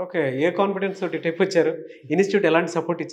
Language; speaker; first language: Telugu; native; Telugu